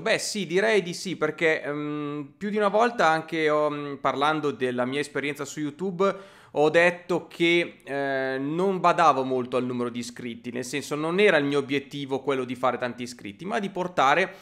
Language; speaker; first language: Italian; native; Italian